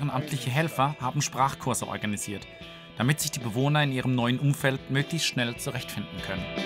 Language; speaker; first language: German; native; German